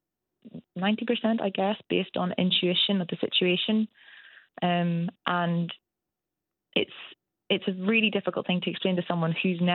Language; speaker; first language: English; native; English